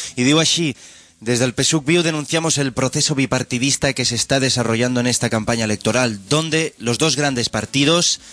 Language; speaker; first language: Spanish; non-native, local second language; Catalan